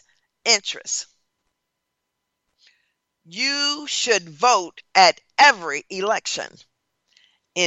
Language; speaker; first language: English; native; English